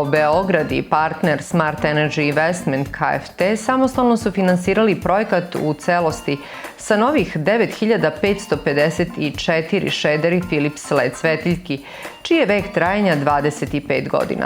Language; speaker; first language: Serbian; native; Serbian